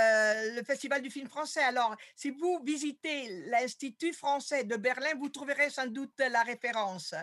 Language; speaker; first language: French; non-native, fluent; Italian